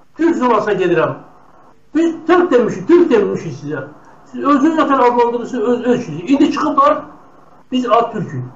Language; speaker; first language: Azerbaijani; non-native, local second language; Talysh